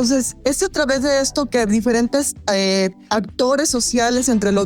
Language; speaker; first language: Spanish; native; Spanish